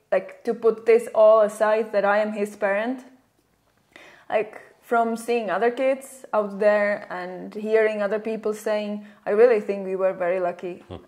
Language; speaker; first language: English; non-native, fluent; Czech